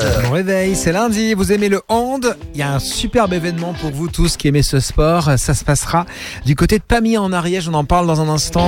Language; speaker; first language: French; native; French